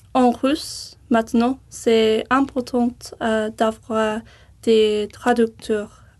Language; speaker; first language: French; non-native, fluent; English